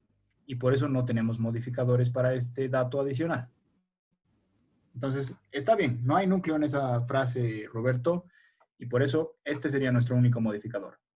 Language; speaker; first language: Spanish; native; Spanish